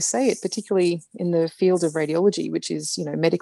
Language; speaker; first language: English; native; English